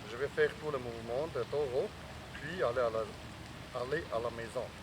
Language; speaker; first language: French; non-native, learner; Chinese